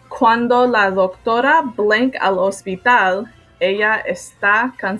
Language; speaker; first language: Spanish; non-native, fluent; English